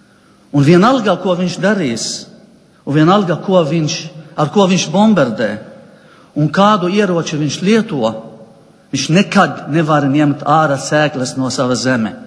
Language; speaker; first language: Latvian; non-native, fluent; Arabic